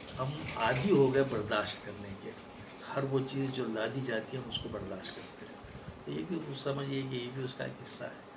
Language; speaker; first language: Urdu; native; Urdu